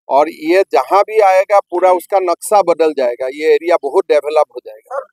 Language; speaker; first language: Hindi; non-native, local second language; Assamese